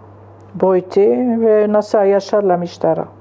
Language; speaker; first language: Hebrew; non-native, fluent; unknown